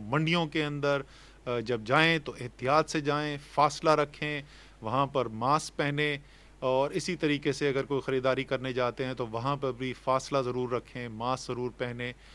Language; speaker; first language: Urdu; native; Urdu